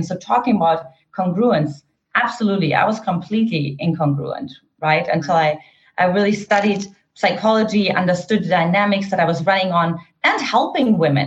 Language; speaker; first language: English; non-native, fluent; German